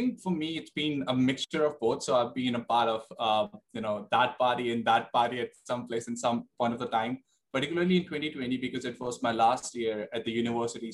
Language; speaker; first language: English; non-native, local second language; Hindi